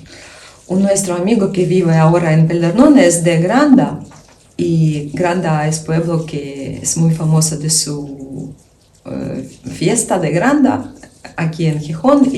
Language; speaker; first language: Spanish; non-native, fluent; Ukrainian